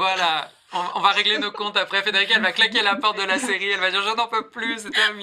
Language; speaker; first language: French; native; French